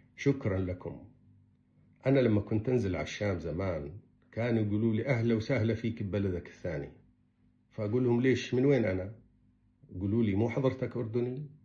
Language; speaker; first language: Arabic; native; Arabic